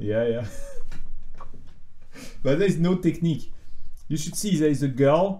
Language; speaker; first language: English; non-native, fluent; French